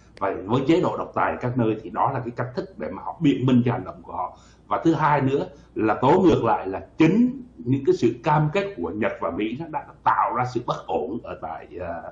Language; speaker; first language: Vietnamese; native; Vietnamese